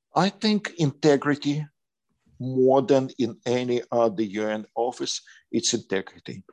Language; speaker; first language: English; non-native, fluent; Ukrainian